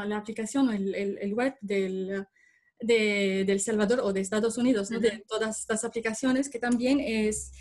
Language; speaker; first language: Spanish; non-native, fluent; Arabic